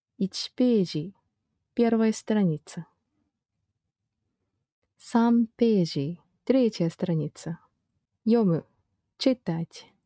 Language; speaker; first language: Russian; non-native, fluent; Japanese